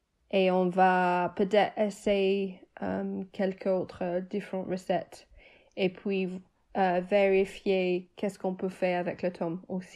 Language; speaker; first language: French; non-native, fluent; English